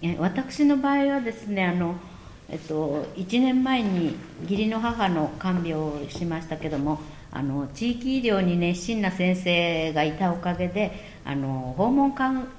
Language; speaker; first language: Japanese; native; Japanese